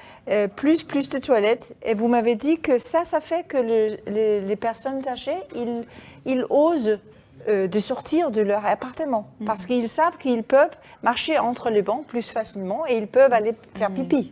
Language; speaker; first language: French; non-native, fluent; Danish